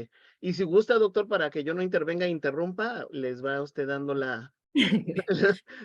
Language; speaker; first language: Spanish; native; Spanish